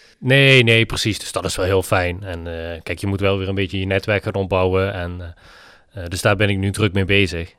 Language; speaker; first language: Dutch; native; Dutch